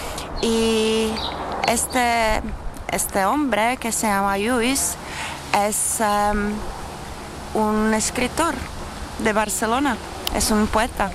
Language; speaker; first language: Spanish; non-native, learner; Czech